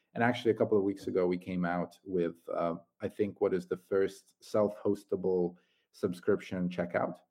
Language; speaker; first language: English; non-native, fluent; Italian